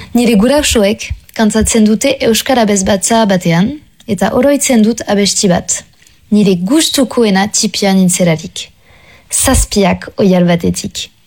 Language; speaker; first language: Basque; non-native, local second language; French